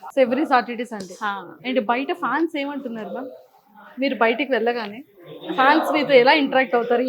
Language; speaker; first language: Telugu; native; Telugu